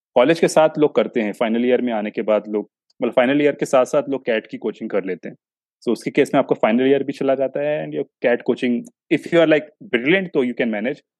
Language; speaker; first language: Hindi; native; Hindi